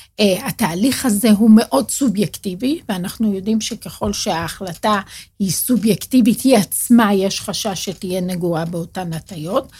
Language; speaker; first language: Hebrew; native; Hebrew